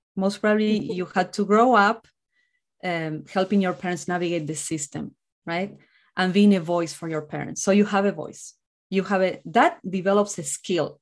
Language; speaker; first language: English; non-native, fluent; Spanish